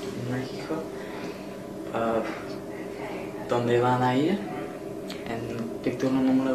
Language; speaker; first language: Spanish; non-native, learner; English